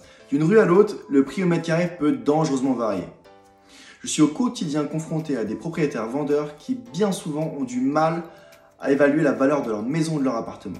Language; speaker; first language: French; native; French